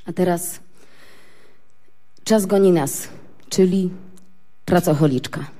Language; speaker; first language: Polish; native; Polish